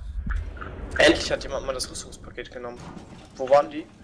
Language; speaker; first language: German; native; German